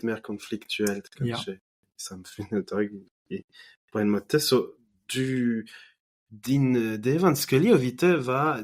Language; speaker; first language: Norwegian; non-native, fluent; French